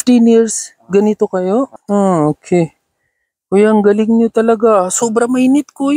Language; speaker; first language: Filipino; non-native, learner; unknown